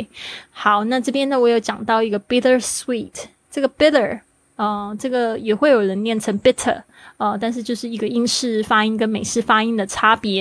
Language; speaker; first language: Chinese; native; Chinese